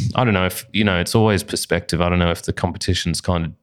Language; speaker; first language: English; native; English